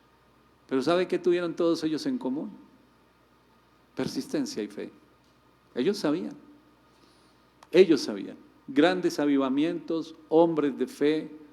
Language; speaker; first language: Spanish; native; Spanish